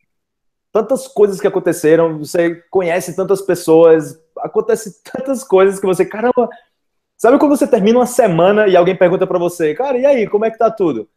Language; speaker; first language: Portuguese; native; Portuguese